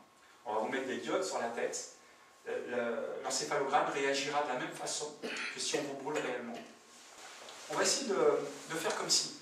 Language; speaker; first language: French; native; French